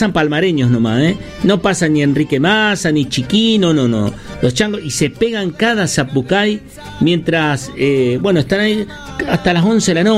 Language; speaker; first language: Spanish; native; Spanish